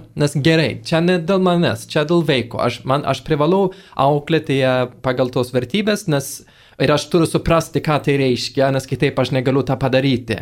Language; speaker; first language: Lithuanian; non-native, fluent; Swedish